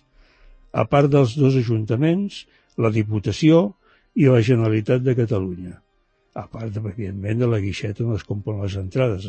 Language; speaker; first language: Catalan; native; Catalan